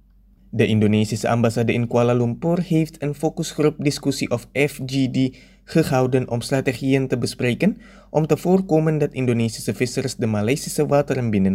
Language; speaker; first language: Dutch; non-native, fluent; Indonesian